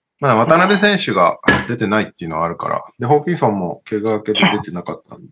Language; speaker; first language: Japanese; early bilingual, heritage; Japanese